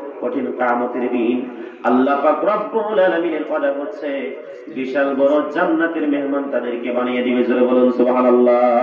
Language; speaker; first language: Bangla; native; Bangla